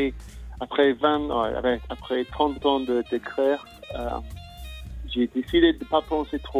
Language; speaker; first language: French; non-native, fluent; English